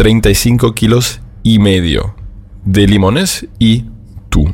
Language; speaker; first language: Spanish; non-native, fluent; German